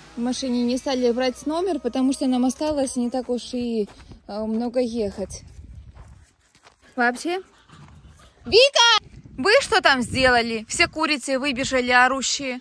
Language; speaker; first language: Russian; native; Russian